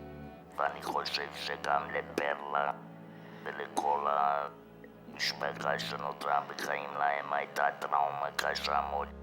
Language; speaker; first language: Hebrew; non-native, fluent; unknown